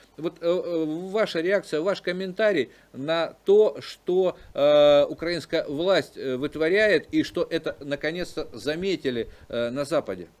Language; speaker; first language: Russian; native; Russian